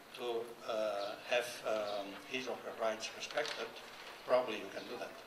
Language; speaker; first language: English; non-native, fluent; Catalan